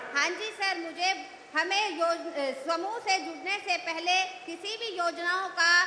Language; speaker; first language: Hindi; native; Hindi